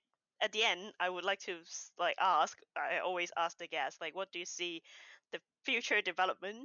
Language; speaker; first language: English; non-native, local second language; Cantonese